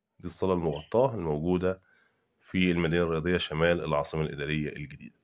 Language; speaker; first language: Arabic; native; Arabic